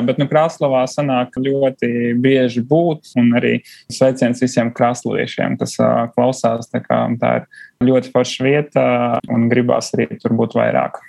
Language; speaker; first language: Latvian; non-native, local second language; Russian